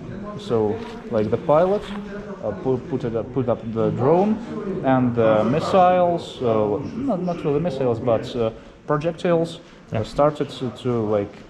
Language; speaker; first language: English; non-native, fluent; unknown